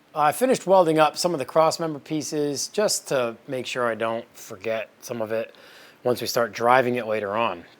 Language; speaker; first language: English; native; English